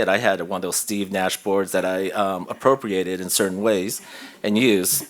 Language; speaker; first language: English; native; English